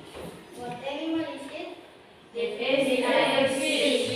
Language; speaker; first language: English; non-native, learner; Indonesian